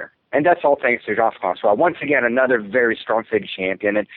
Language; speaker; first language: English; non-native, fluent; French